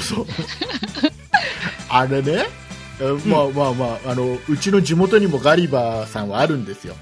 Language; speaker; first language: Japanese; native; Japanese